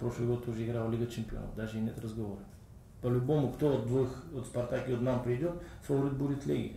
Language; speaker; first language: Russian; non-native, learner; Bulgarian